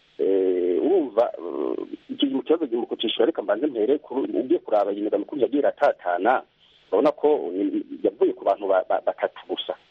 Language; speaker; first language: Rundi; native; Rundi